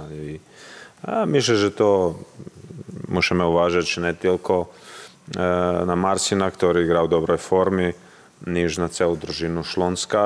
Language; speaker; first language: Polish; non-native, learner; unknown